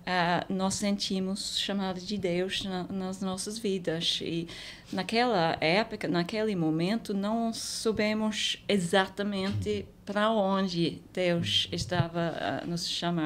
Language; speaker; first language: Portuguese; non-native, fluent; English